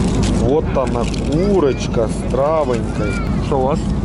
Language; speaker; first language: Russian; native; Russian